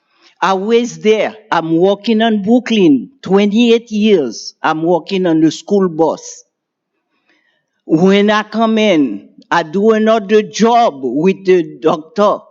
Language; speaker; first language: English; non-native, learner; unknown